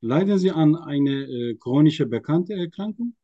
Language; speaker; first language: German; non-native, fluent; Turkish